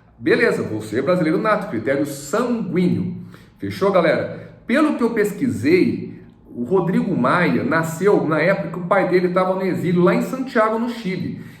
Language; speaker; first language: Portuguese; native; Portuguese